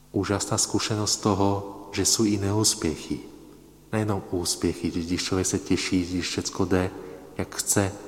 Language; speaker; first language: Czech; non-native, fluent; Polish